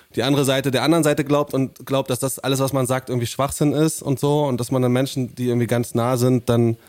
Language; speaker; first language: German; native; German